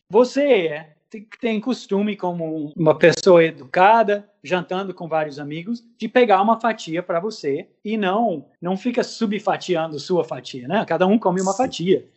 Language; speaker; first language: Portuguese; non-native, fluent; English